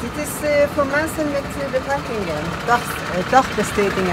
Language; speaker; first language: Dutch; non-native, fluent; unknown